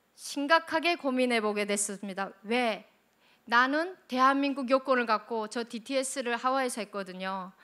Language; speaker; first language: Korean; native; Korean